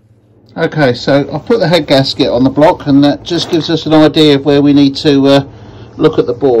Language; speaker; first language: English; native; English